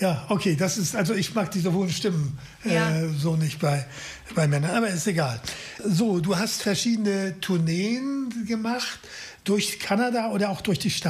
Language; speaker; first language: German; native; German